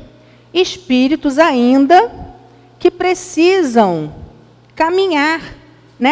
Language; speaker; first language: Portuguese; native; Portuguese